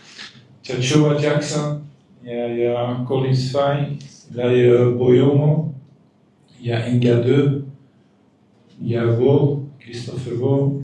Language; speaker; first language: French; non-native, fluent; Dutch